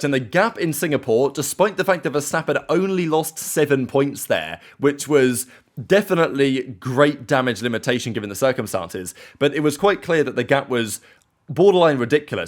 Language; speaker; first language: English; native; English